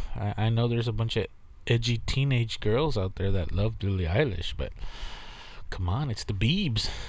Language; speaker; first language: English; native; English